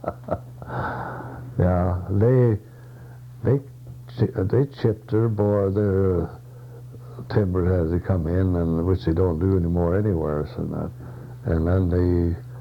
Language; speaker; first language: English; non-native, fluent; Swedish